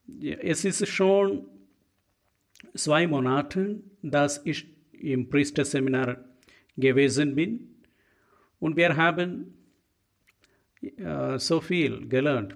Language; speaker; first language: German; non-native, learner; Malayalam